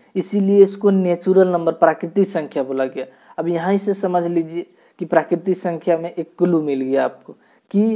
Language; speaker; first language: Hindi; native; Hindi